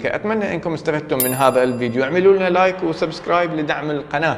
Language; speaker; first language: Arabic; native; Arabic